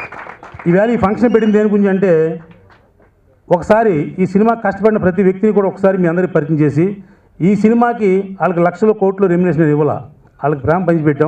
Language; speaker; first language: Telugu; native; Telugu